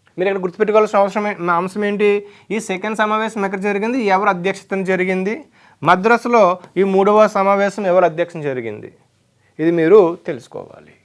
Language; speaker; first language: Telugu; native; Telugu